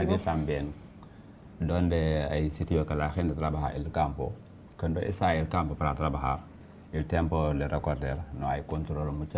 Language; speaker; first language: Spanish; non-native, learner; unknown